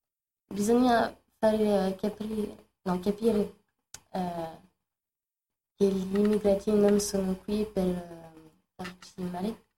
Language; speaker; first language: Italian; non-native, learner; French